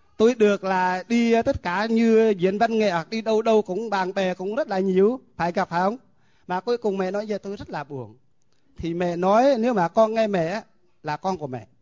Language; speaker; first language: Vietnamese; non-native, local second language; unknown